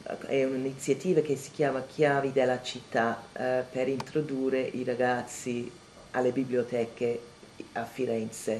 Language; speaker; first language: Italian; non-native, fluent; English